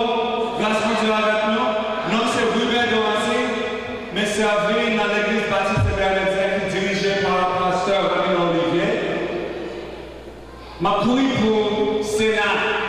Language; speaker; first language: French; non-native, local second language; Haitian Creole